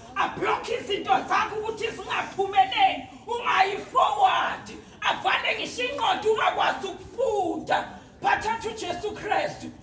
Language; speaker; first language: Zulu; non-native, local second language; Xhosa